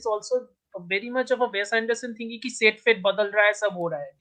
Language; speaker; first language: Hindi; native; Hindi